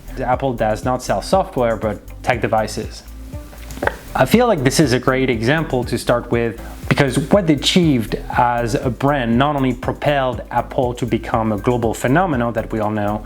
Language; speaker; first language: English; non-native, fluent; French